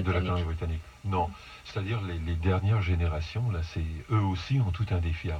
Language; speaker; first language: French; native; French